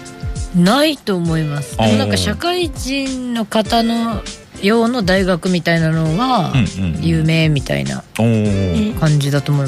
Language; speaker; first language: Japanese; native; Japanese